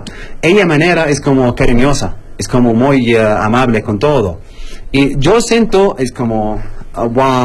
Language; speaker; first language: Spanish; non-native, learner; Arabic